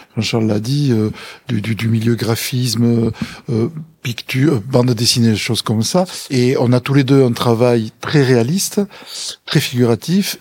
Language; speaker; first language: French; native; French